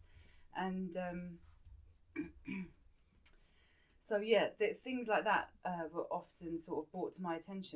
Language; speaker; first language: English; native; English